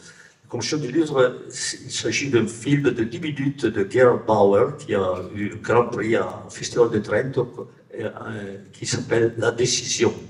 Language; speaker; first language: French; non-native, fluent; Italian